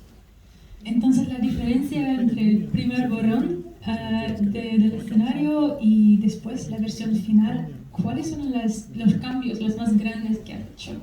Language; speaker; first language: Spanish; non-native, fluent; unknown